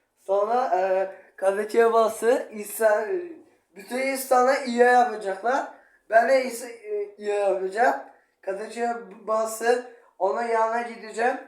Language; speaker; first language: Turkish; non-native, learner; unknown